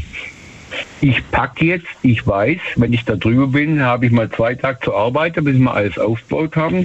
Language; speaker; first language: German; native; German